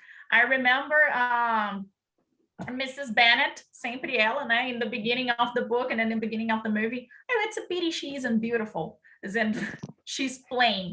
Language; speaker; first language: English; non-native, fluent; Portuguese